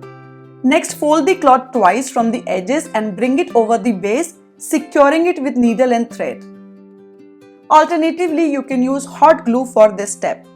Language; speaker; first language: English; non-native, local second language; Hindi